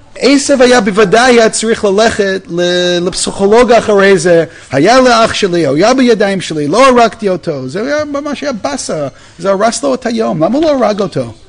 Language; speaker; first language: Hebrew; non-native, fluent; English